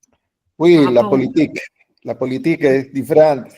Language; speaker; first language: French; non-native, learner; Spanish